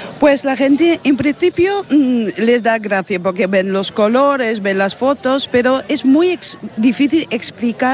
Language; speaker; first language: Spanish; non-native, fluent; Dutch